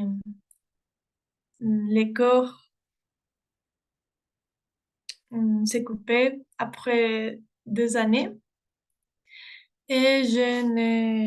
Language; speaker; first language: French; non-native, learner; Spanish